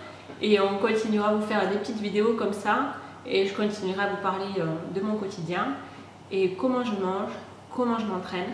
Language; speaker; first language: French; native; French